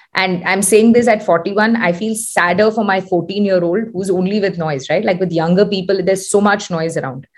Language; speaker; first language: English; non-native, local second language; Tamil